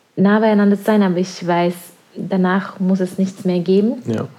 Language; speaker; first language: German; non-native, fluent; Norwegian